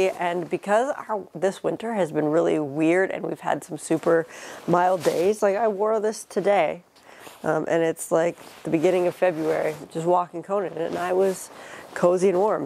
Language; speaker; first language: English; native; English